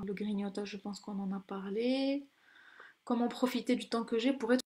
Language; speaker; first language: French; non-native, local second language; Arabic